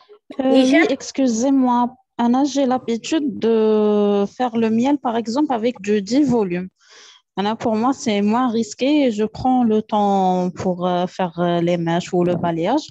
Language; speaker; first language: French; non-native, local second language; Arabic